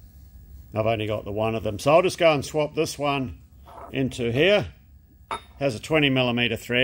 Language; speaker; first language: English; native; English